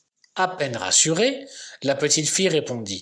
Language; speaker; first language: French; native; French